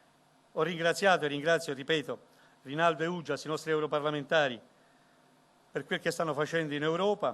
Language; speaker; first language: Italian; native; Italian